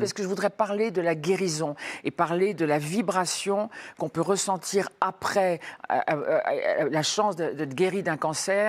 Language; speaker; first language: French; native; French